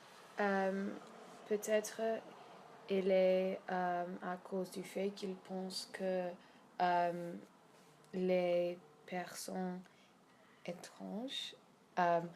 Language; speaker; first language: French; non-native, learner; English